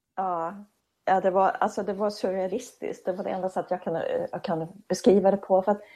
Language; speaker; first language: Swedish; native; Swedish